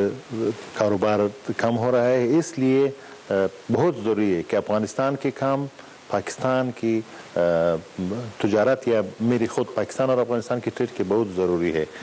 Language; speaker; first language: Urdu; non-native, learner; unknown